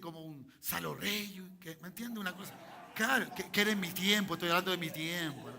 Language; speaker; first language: Spanish; native; Spanish